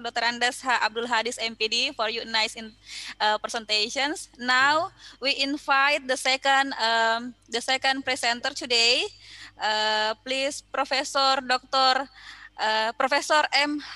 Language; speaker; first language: English; non-native, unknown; Indonesian